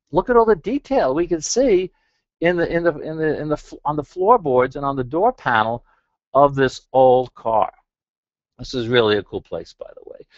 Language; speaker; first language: English; native; English